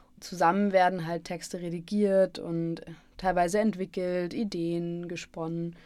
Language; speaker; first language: German; native; German